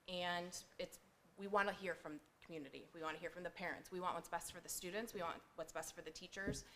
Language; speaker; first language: English; native; English